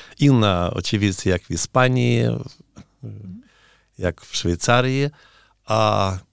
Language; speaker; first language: Polish; non-native, learner; Ukrainian